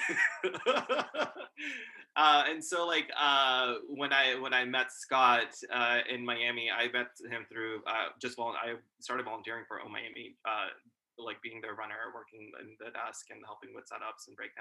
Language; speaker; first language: English; early bilingual, other home language; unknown